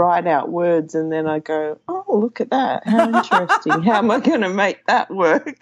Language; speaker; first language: English; native; English